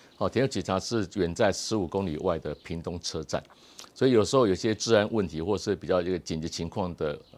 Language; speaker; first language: Chinese; native; Chinese